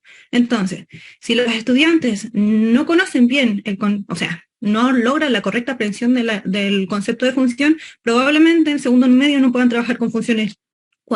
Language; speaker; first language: Spanish; native; Spanish